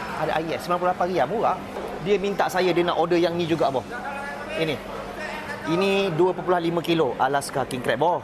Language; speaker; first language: Malay; native; Malay